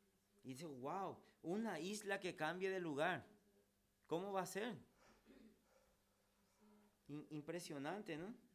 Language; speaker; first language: Spanish; native; Spanish